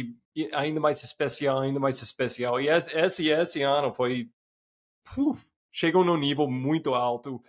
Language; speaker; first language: Portuguese; non-native, fluent; English